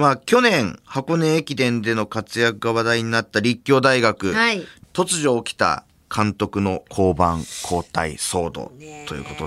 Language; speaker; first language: Japanese; native; Japanese